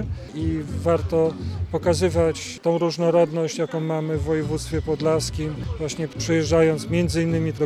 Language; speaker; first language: Polish; native; Polish